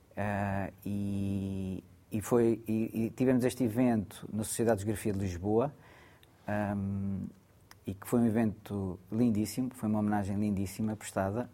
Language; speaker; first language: Portuguese; early bilingual, other home language; Gujarati